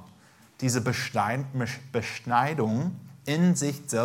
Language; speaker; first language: German; non-native, fluent; English